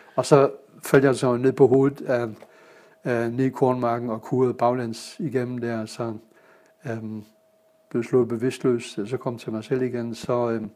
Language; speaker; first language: Danish; non-native, fluent; German